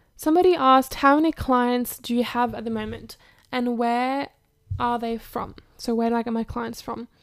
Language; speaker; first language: English; early bilingual, other home language; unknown